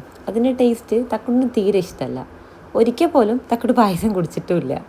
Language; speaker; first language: Malayalam; native; Malayalam